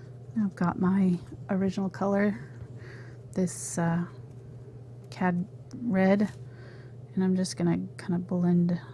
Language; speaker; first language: English; native; English